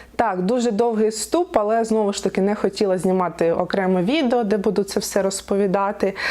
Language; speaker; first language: Ukrainian; non-native, local second language; Russian